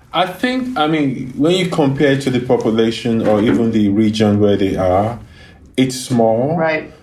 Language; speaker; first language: English; non-native, local second language; Yoruba